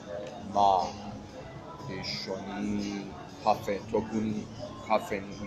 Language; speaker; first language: Japanese; non-native, fluent; Persian